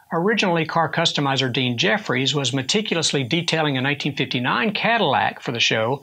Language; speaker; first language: English; native; English